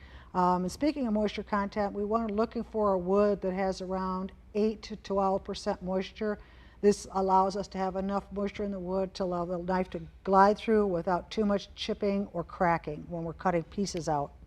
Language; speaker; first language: English; native; English